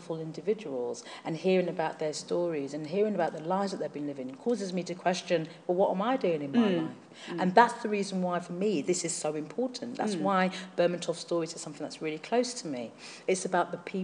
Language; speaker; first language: English; native; English